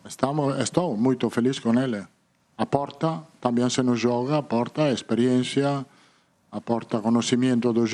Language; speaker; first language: Portuguese; non-native, fluent; Italian